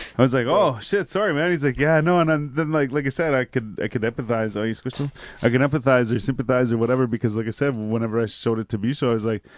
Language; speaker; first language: English; native; English